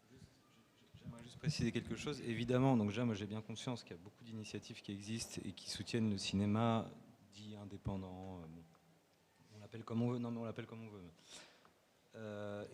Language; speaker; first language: French; native; French